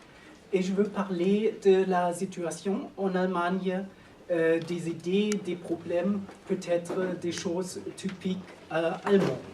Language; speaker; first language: French; non-native, learner; German